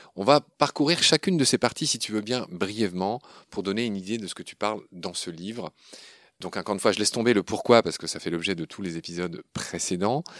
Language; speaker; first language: French; native; French